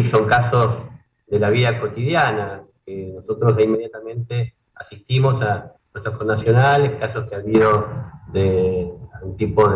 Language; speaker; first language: Spanish; native; Spanish